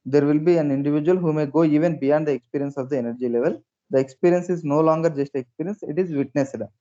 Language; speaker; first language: English; non-native, local second language; Telugu